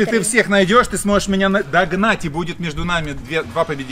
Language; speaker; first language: Russian; native; Russian